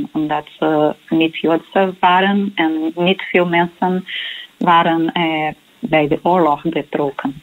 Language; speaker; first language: Dutch; non-native, learner; Portuguese